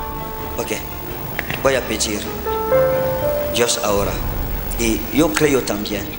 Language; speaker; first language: Spanish; non-native, learner; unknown